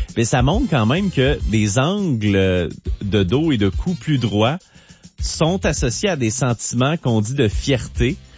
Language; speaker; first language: French; native; French